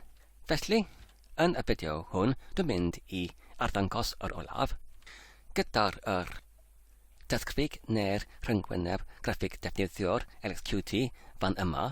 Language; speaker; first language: Welsh; non-native, learner; English